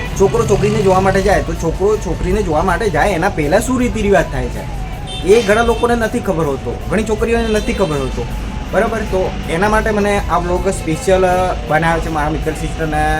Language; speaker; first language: Gujarati; native; Gujarati